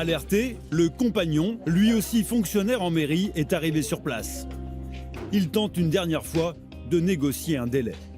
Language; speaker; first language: French; native; French